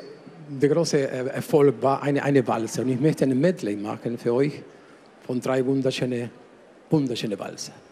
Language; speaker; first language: German; non-native, fluent; Spanish